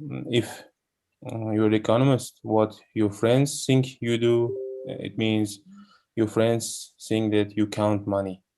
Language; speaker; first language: English; non-native, learner; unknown